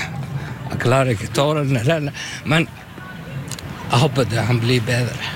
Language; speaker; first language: Norwegian; non-native, learner; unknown